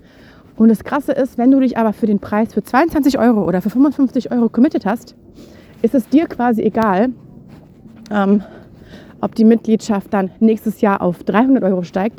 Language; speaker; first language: German; native; German